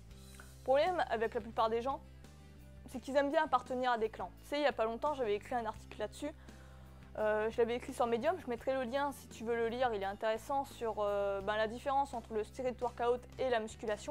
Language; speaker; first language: French; native; French